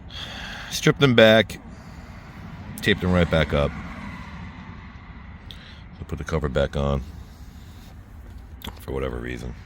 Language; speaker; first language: English; native; English